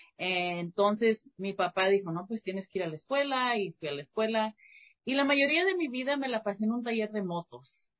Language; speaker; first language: Spanish; early bilingual, heritage; Spanish